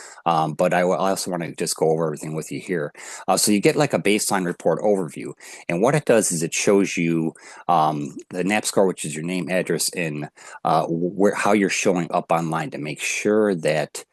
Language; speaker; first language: English; native; English